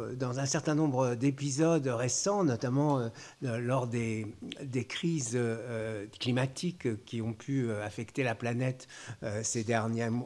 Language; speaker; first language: French; native; French